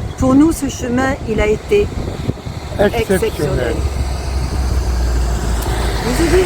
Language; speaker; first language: French; native; French